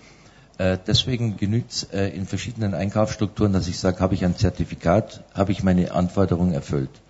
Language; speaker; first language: German; native; German